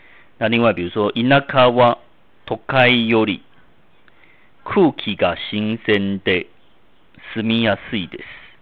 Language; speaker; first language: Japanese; non-native, fluent; Chinese